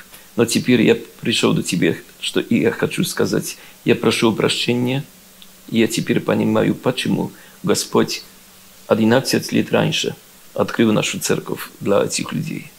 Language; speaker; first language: Russian; non-native, learner; Polish